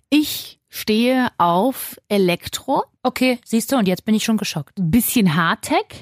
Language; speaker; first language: German; native; German